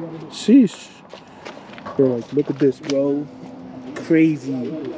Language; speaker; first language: English; early bilingual, other home language; Spanish